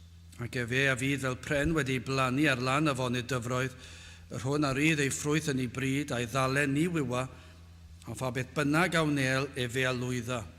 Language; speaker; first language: Welsh; native; Welsh